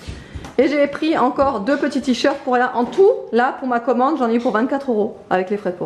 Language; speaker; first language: French; native; French